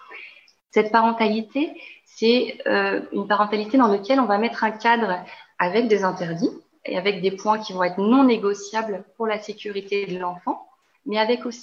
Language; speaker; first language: French; native; French